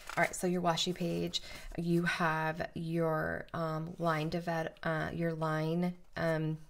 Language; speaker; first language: English; native; English